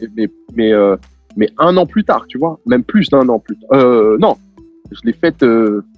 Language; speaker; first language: French; native; French